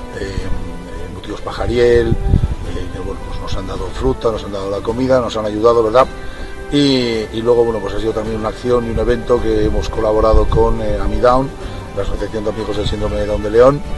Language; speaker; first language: Spanish; native; Spanish